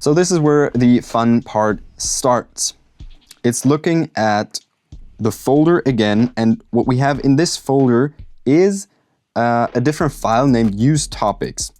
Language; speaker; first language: English; non-native, fluent; German